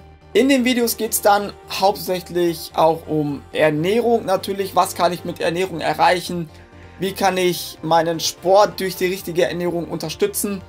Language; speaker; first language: German; native; German